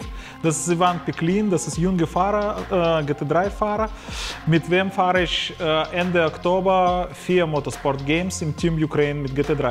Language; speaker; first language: German; non-native, learner; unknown